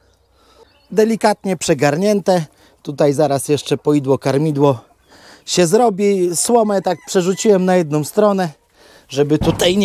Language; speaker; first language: Polish; native; Polish